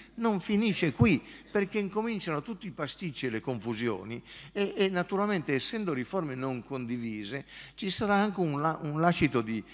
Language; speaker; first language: Italian; native; Italian